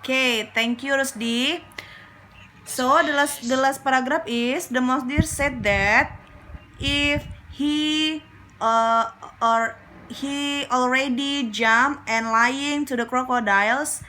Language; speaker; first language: English; non-native, learner; Indonesian